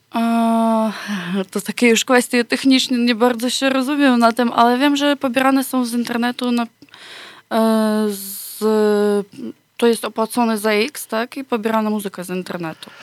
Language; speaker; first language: Polish; non-native, fluent; Ukrainian